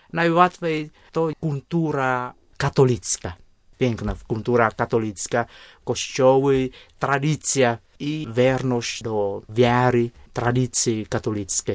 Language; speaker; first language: Polish; non-native, fluent; Vietnamese